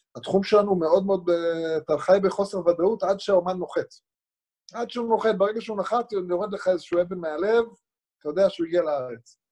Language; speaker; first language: Hebrew; native; Hebrew